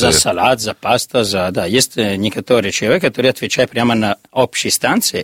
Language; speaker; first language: Russian; non-native, learner; Italian